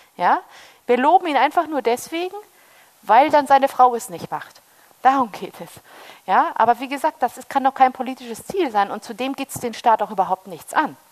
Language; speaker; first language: German; early bilingual, heritage; German